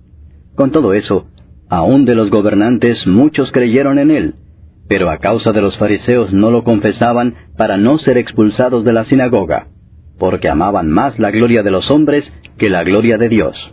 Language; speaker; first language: Spanish; native; Spanish